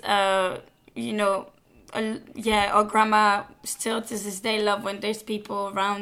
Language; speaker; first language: English; non-native, fluent; French